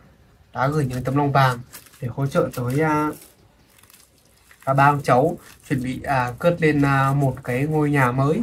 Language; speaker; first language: Vietnamese; native; Vietnamese